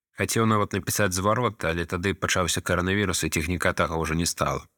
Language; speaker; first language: Belarusian; non-native, fluent; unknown